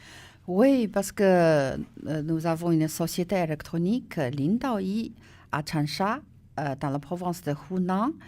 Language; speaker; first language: French; non-native, learner; Chinese